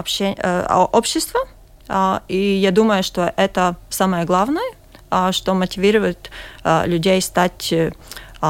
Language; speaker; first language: Russian; non-native, local second language; Latvian